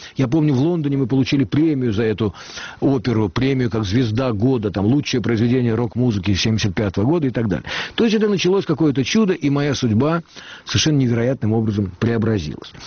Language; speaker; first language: Russian; native; Russian